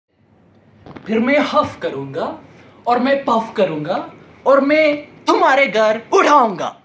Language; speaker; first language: Hindi; non-native, learner; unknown